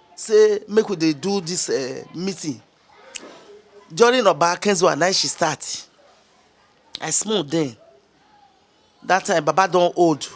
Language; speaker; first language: Nigerian Pidgin; non-native, local second language; Bini